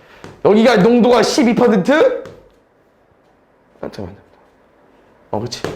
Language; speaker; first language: Korean; native; Korean